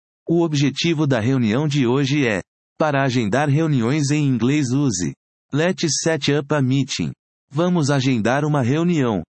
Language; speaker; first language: Portuguese; native; Portuguese